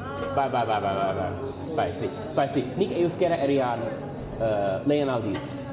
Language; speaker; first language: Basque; non-native, learner; English